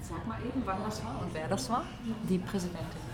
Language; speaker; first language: German; native; German